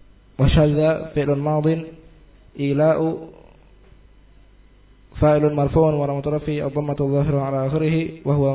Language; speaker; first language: Arabic; non-native, learner; Indonesian